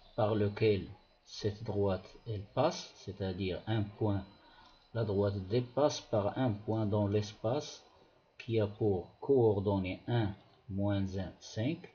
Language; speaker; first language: French; non-native, local second language; Arabic